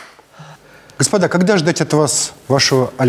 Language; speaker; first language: Russian; native; Russian